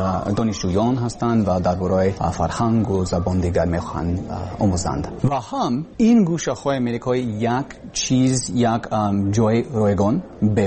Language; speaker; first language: Persian; non-native, learner; English